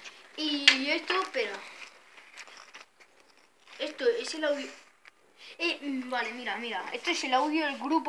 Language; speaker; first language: Spanish; native; Spanish